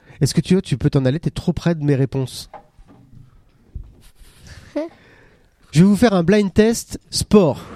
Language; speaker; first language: French; native; French